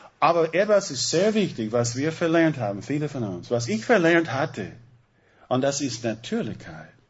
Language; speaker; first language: German; non-native, fluent; English